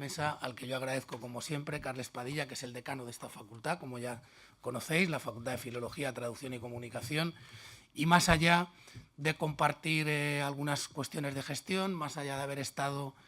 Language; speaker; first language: Spanish; native; Spanish